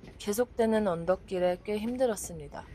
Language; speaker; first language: Korean; native; Korean